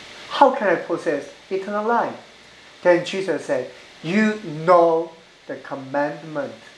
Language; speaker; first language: English; non-native, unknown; Korean